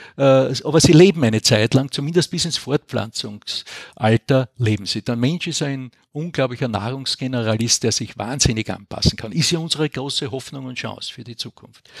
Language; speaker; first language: German; native; German